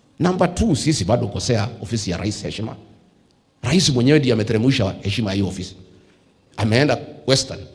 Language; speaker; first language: Swahili; non-native, local second language; Kikuyu